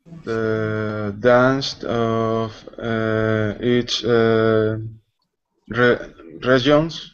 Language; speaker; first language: English; non-native, learner; Spanish